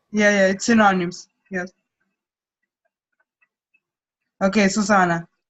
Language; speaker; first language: English; non-native, fluent; Russian